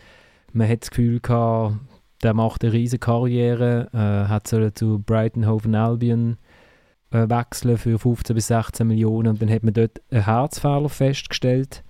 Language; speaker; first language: German; native; German